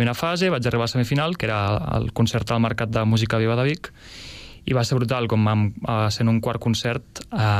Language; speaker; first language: Catalan; native; Catalan